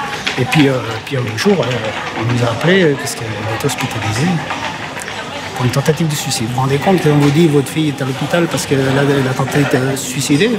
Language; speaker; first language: French; native; French